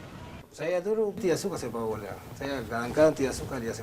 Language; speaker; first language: Indonesian; non-native, learner; Spanish